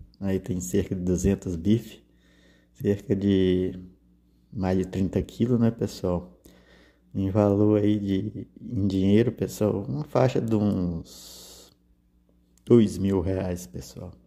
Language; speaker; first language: Portuguese; native; Portuguese